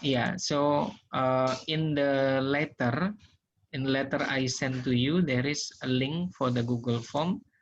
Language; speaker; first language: English; non-native, learner; Indonesian